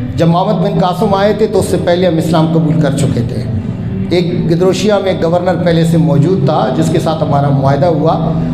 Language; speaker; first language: Urdu; non-native, local second language; Baluchi